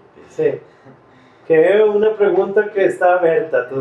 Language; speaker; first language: Portuguese; non-native, fluent; Spanish